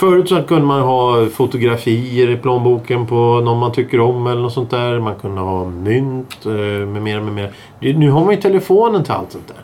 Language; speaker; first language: Swedish; native; Swedish